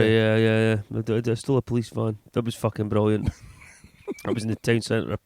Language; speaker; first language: English; native; English